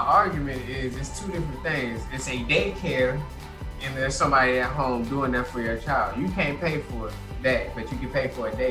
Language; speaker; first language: English; native; English